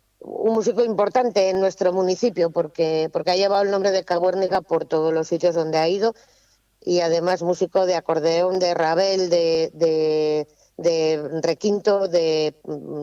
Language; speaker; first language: Spanish; native; Spanish